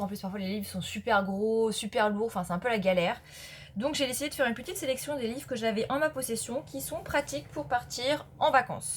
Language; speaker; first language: French; native; French